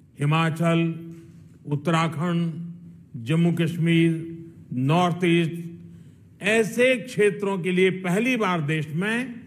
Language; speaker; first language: Hindi; non-native, local second language; Gujarati